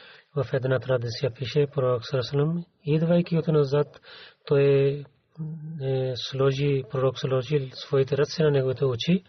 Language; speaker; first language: Bulgarian; non-native, learner; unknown